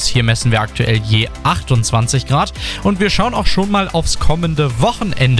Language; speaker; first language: German; native; German